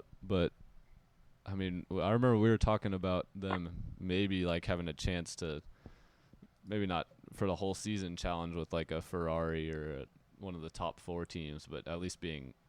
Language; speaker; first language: English; native; English